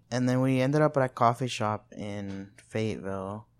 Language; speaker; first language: English; non-native, fluent; Spanish